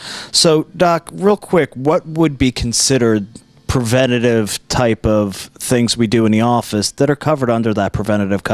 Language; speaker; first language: English; native; English